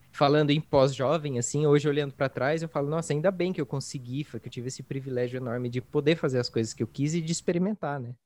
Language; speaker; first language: Portuguese; native; Portuguese